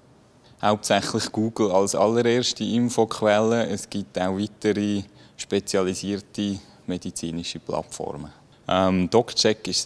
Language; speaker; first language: German; native; German